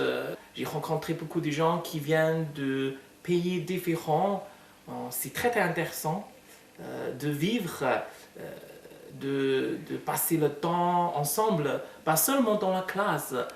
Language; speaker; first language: French; non-native, fluent; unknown